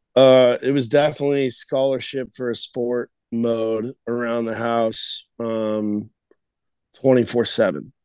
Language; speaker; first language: English; native; English